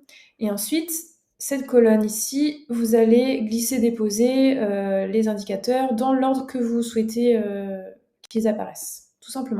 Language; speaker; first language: French; native; French